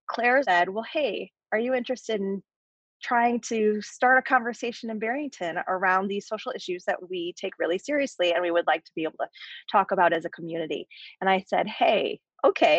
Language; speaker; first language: English; native; English